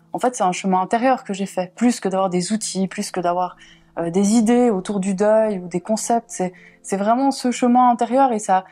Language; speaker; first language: French; native; French